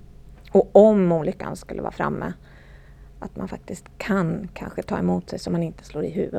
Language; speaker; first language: Swedish; native; Swedish